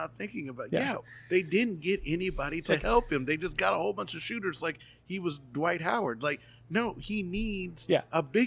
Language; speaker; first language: English; native; English